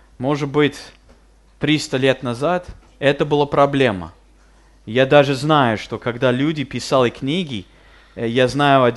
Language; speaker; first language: Russian; non-native, fluent; English